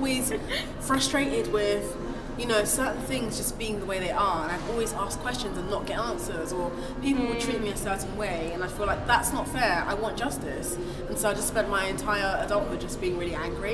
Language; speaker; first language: English; non-native, local second language; Igbo